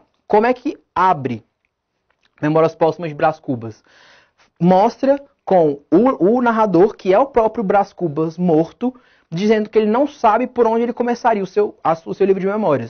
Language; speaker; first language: Portuguese; native; Portuguese